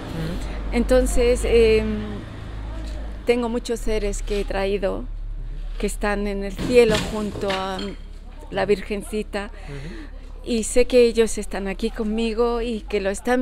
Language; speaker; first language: Spanish; early bilingual, heritage; Spanish